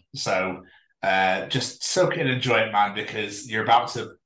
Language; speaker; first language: English; native; English